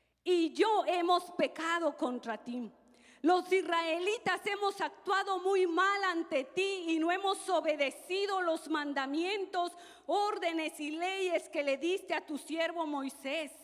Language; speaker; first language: Spanish; native; Spanish